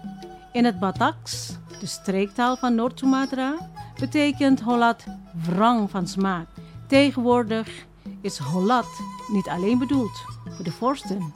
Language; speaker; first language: Dutch; non-native, fluent; Indonesian